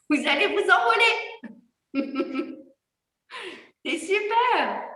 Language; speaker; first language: French; native; French